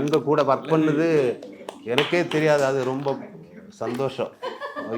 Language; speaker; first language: Tamil; non-native, learner; Malayalam